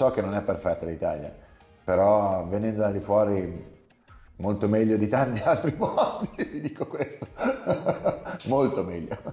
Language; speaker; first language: Italian; early bilingual, heritage; English